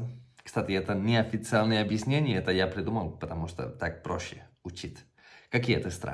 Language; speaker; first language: Russian; non-native, fluent; Catalan